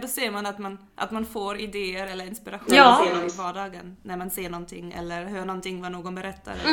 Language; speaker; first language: Swedish; non-native, fluent; German